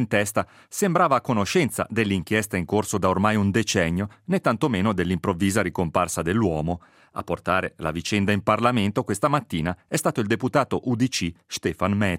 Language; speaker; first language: Italian; native; Italian